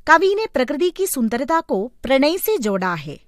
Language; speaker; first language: Hindi; non-native, local second language; Malayalam